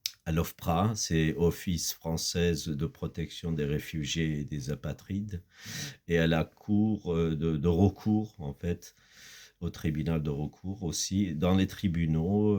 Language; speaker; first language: French; non-native, fluent; Kurdish